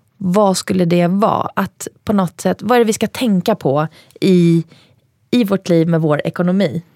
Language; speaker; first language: Swedish; early bilingual, other home language; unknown